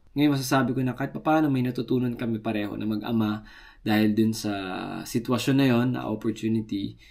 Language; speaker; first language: Filipino; native; Filipino